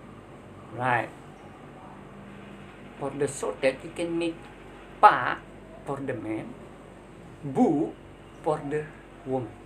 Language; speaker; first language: English; non-native, learner; Indonesian